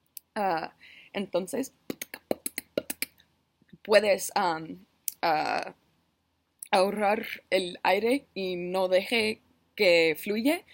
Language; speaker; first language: Spanish; non-native, learner; English